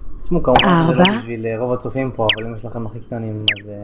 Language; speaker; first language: Hebrew; native; Hebrew